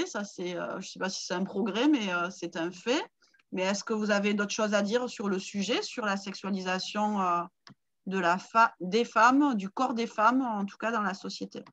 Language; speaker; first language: French; native; French